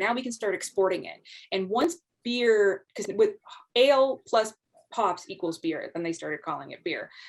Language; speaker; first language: English; native; English